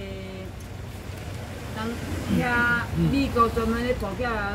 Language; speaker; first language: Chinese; non-native, local second language; Min Nan Chinese